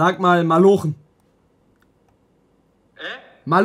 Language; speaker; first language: German; native; German